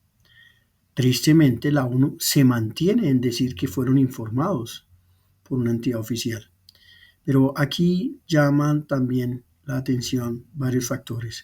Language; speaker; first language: Spanish; native; Spanish